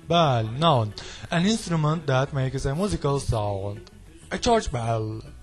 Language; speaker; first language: English; non-native, learner; Turkish